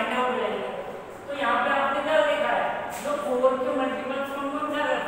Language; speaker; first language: Hindi; native; Hindi